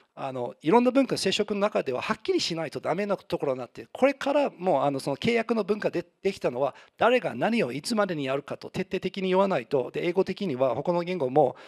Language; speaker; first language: Japanese; non-native, fluent; English